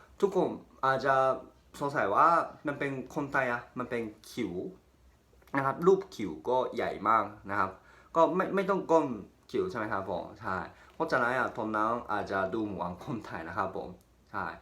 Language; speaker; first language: Thai; non-native, fluent; Japanese